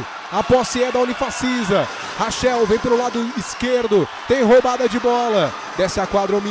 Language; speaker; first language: Portuguese; native; Portuguese